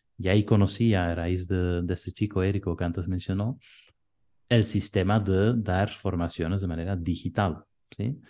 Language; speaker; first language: Spanish; non-native, fluent; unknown